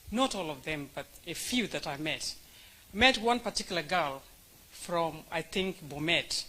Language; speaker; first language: English; non-native, local second language; Gusii